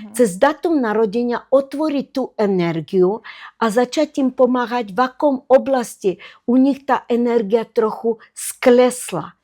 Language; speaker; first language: Slovak; non-native, fluent; Russian